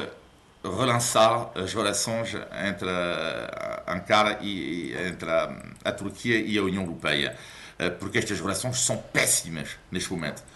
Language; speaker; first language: Portuguese; non-native, fluent; French